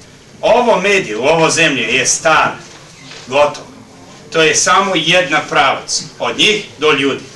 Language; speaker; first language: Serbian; early bilingual, heritage; Serbian